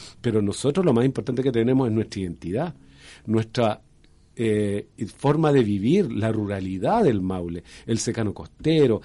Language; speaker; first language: Spanish; native; Spanish